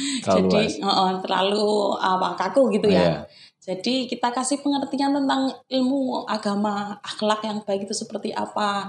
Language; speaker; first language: Indonesian; non-native, local second language; Javanese